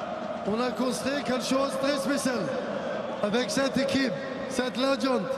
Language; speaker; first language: French; non-native, learner; Arabic